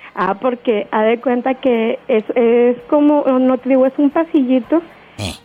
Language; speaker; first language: Spanish; native; Spanish